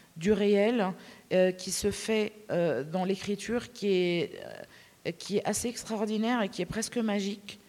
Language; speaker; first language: French; native; French